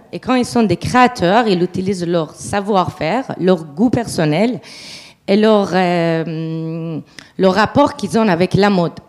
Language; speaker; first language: French; non-native, fluent; Persian